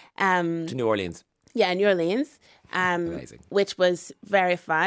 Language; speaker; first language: English; native; English